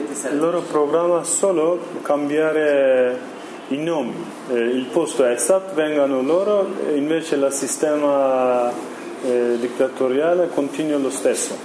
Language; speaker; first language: Italian; non-native, learner; Kurdish